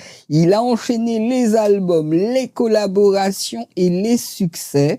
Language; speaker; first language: French; native; French